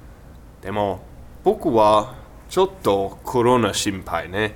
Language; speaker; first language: Japanese; non-native, learner; English